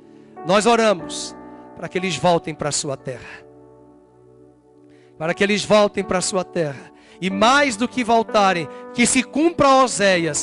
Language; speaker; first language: Portuguese; native; Portuguese